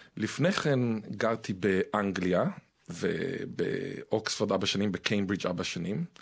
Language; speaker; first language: Hebrew; native; Hebrew